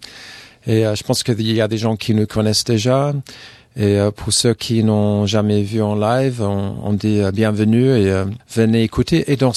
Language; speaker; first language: French; non-native, fluent; English